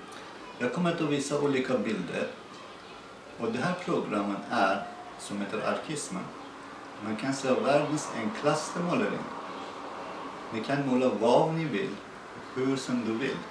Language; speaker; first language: Swedish; non-native, learner; Persian